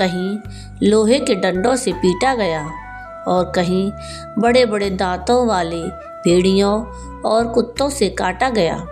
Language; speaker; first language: Hindi; native; Hindi